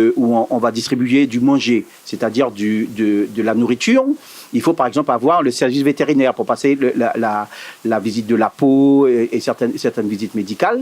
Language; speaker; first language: French; native; French